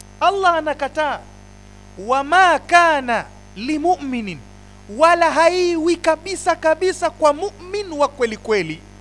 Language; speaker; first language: Swahili; native; Swahili